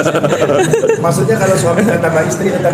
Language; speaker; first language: Indonesian; native; Indonesian